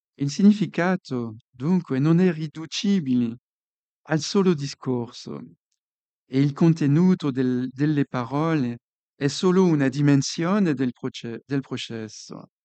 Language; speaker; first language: Italian; non-native, fluent; French